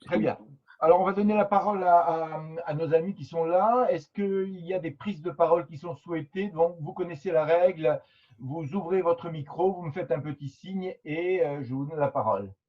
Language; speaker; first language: French; native; French